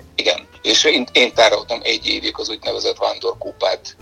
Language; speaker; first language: Hungarian; non-native, fluent; Bulgarian